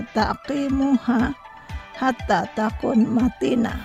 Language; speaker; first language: Arabic; non-native, fluent; Indonesian